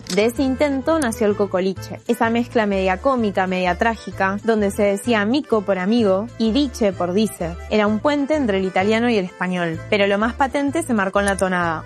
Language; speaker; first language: Spanish; native; Spanish